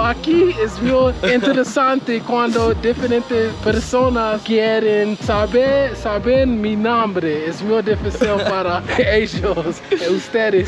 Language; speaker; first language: Spanish; non-native, learner; English